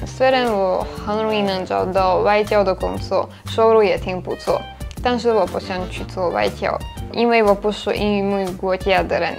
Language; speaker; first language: Chinese; non-native, fluent; Slovak